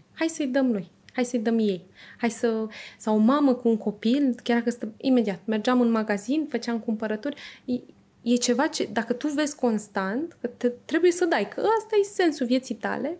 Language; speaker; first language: Romanian; native; Romanian